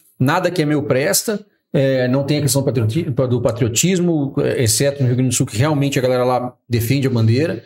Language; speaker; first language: Portuguese; native; Portuguese